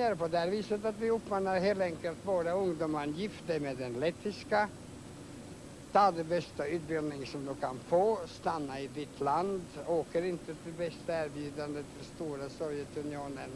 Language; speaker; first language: Swedish; non-native, fluent; Latvian